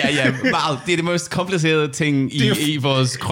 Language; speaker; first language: Danish; non-native, learner; English